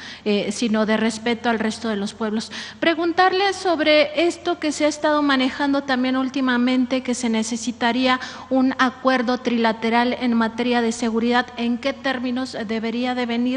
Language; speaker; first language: Spanish; native; Spanish